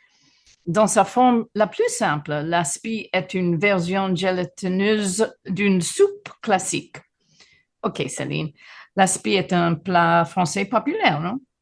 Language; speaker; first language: French; non-native, fluent; English